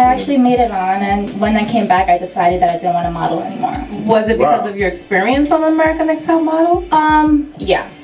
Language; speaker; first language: English; native; English